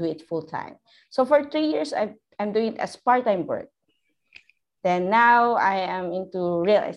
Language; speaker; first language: English; non-native, local second language; Filipino